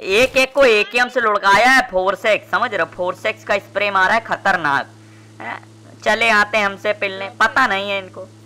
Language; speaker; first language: Hindi; native; Hindi